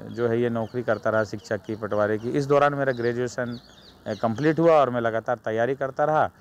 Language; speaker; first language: Hindi; native; Hindi